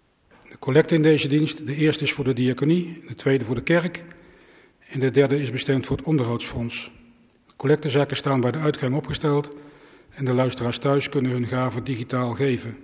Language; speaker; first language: Dutch; native; Dutch